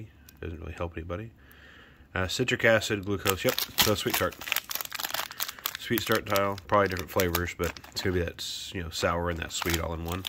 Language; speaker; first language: English; native; English